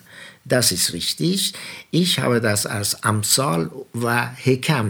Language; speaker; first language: German; non-native, fluent; Persian